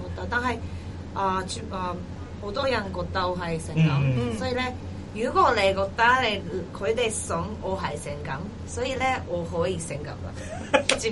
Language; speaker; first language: Chinese; non-native, learner; Japanese